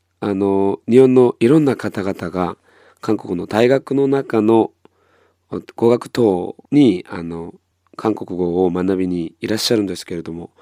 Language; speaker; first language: Japanese; non-native, fluent; Korean